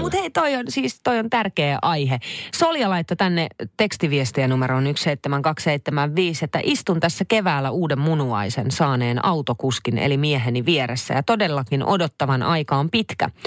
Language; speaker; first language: Finnish; native; Finnish